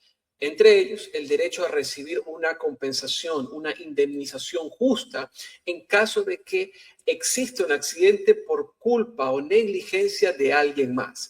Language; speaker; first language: Spanish; native; Spanish